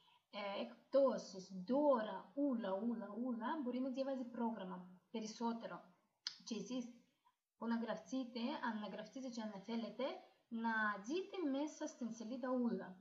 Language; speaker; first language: Greek; non-native, learner; Russian